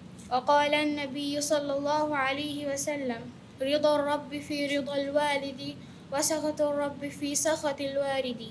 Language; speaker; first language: Arabic; non-native, learner; Bangla